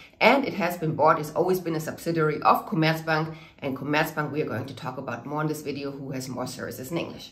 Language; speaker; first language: English; non-native, fluent; German